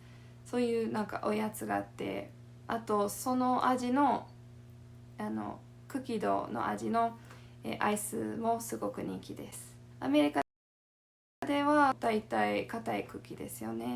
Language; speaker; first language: Japanese; non-native, fluent; English